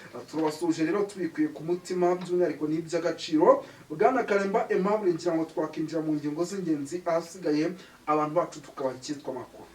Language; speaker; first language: Kinyarwanda; native; Kinyarwanda